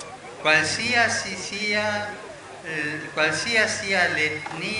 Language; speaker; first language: Italian; non-native, fluent; Spanish